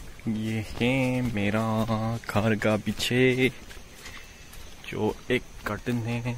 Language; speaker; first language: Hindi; non-native, local second language; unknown